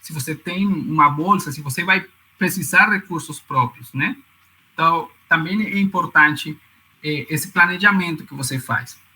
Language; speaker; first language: Portuguese; non-native, fluent; Spanish